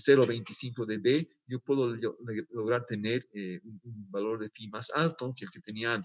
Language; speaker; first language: Spanish; native; Spanish